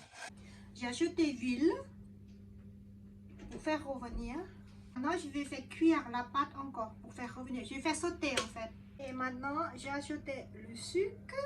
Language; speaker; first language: French; non-native, learner; Thai